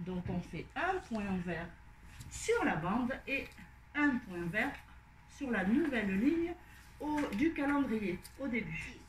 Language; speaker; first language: French; native; French